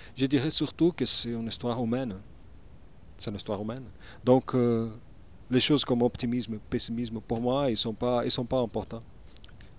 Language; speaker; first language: French; non-native, learner; Portuguese